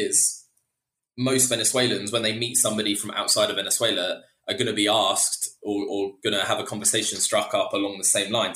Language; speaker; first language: English; native; English